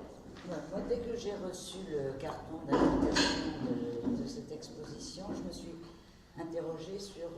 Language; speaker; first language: French; native; French